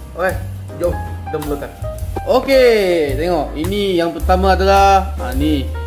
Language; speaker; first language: Malay; non-native, local second language; Chinese